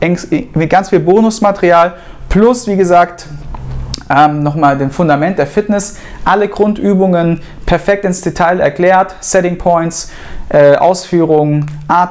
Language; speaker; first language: German; native; German